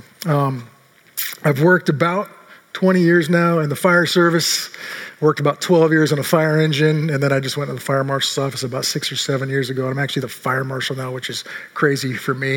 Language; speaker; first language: English; native; English